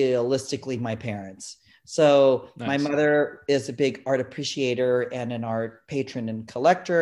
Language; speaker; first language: English; native; English